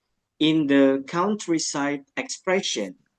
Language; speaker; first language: English; non-native, fluent; Indonesian